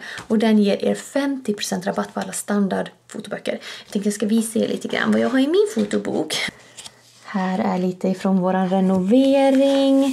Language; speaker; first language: Swedish; native; Swedish